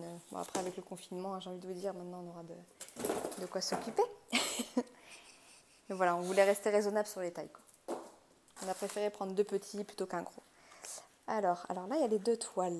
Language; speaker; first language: French; native; French